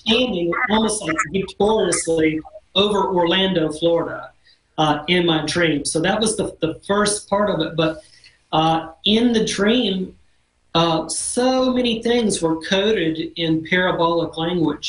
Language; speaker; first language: English; native; English